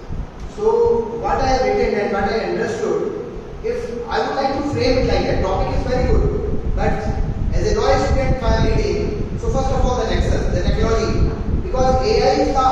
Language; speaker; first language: English; non-native, local second language; Hindi